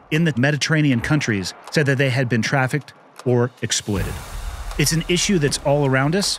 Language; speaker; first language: English; native; English